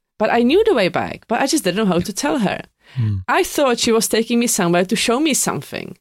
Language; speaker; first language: English; non-native, fluent; Czech